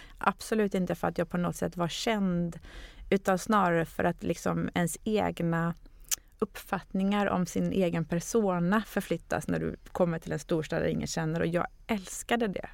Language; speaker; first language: Swedish; native; Swedish